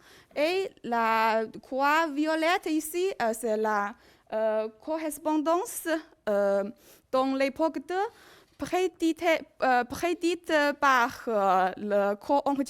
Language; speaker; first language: French; non-native, learner; Chinese